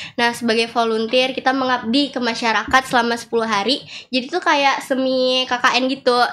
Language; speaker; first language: Indonesian; native; Indonesian